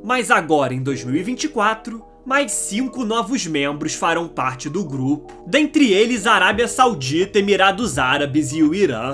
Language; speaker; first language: Portuguese; native; Portuguese